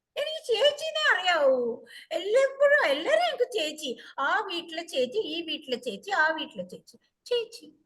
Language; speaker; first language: Malayalam; early bilingual, heritage; Malayalam